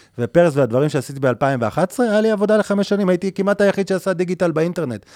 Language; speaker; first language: Hebrew; native; Hebrew